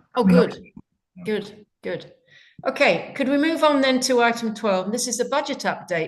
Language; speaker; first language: English; native; English